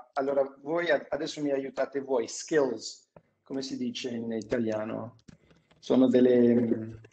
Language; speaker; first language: Italian; non-native, fluent; English